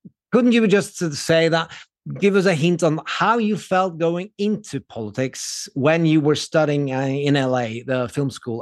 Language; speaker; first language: English; non-native, fluent; Norwegian